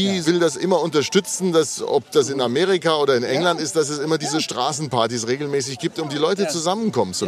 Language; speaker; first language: German; native; German